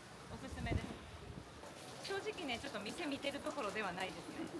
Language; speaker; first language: Japanese; native; Japanese